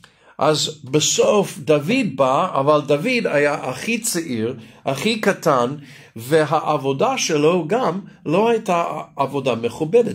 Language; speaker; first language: Hebrew; non-native, fluent; English